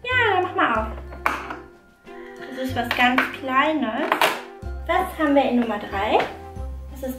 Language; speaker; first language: German; native; German